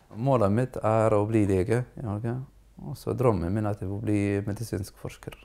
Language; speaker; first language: Norwegian; non-native, learner; Arabic